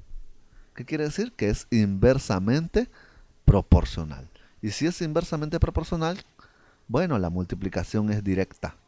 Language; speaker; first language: Spanish; native; Spanish